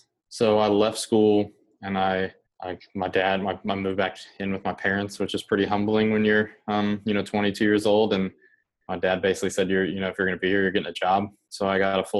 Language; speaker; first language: English; native; English